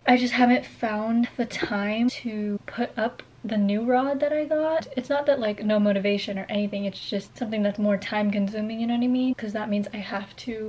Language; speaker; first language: English; native; English